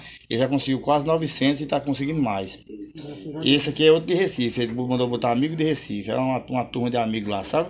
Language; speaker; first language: Portuguese; native; Portuguese